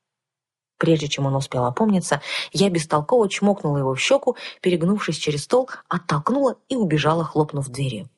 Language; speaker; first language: Russian; native; Russian